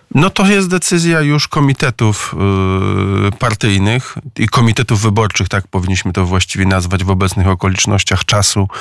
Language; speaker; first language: Polish; native; Polish